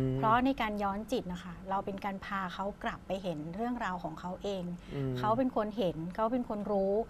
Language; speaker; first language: Thai; native; Thai